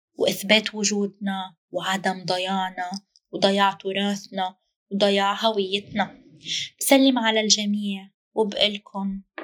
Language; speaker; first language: Arabic; native; Arabic